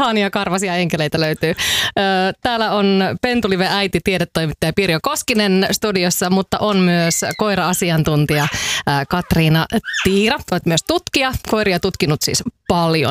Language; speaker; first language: Finnish; native; Finnish